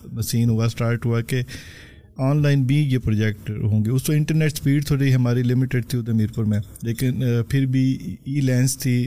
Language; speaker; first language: Urdu; non-native, local second language; Punjabi